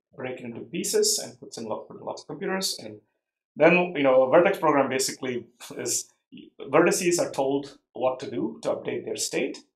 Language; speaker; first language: English; non-native, local second language; Tamil